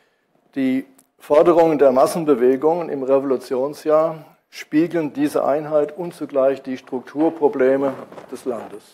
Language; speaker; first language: German; native; German